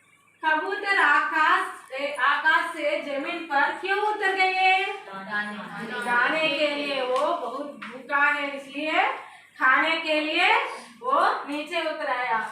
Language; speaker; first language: Hindi; non-native, local second language; Telugu